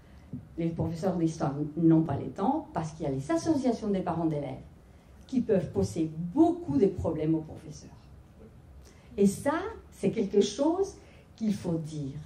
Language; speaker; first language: French; non-native, fluent; Spanish